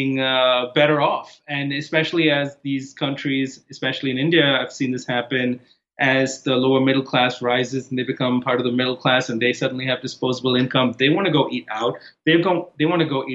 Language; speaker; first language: English; non-native, local second language; Hindi